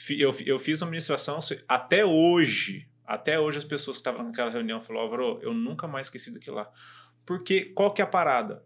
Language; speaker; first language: Portuguese; native; Portuguese